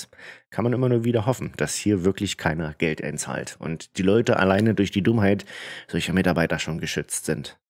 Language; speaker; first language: German; native; German